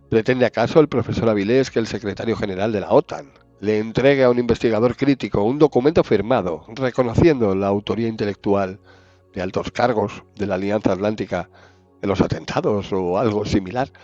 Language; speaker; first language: Spanish; native; Spanish